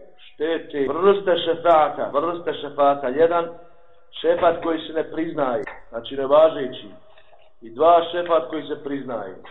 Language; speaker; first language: Bosnian; native; Bosnian